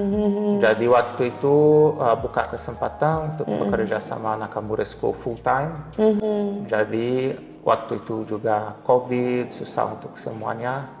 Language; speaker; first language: Indonesian; non-native, learner; Portuguese